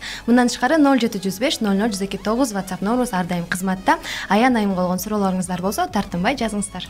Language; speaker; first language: Kyrgyz; native; Kyrgyz